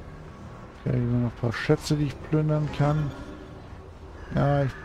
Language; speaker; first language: German; native; German